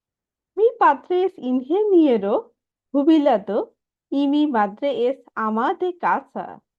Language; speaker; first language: Spanish; non-native, learner; Bangla